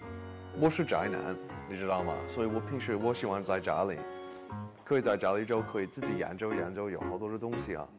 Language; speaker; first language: Chinese; non-native, fluent; English